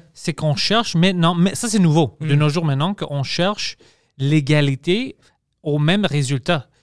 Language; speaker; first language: French; non-native, local second language; English